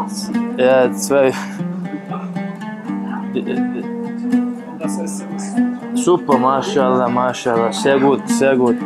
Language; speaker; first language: German; non-native, learner; Arabic